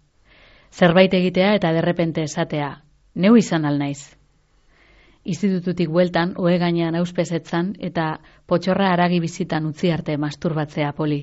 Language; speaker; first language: Basque; native; Basque